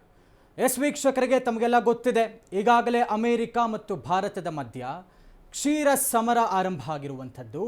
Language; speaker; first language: Kannada; native; Kannada